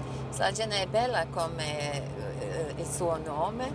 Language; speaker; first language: Italian; non-native, learner; Serbian